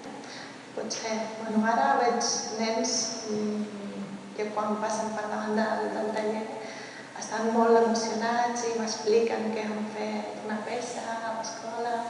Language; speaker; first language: Catalan; early bilingual, heritage; Catalan